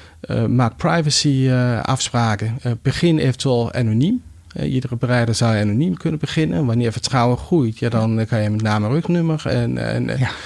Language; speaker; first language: Dutch; non-native, fluent; Danish